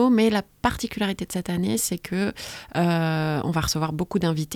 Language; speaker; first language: French; native; French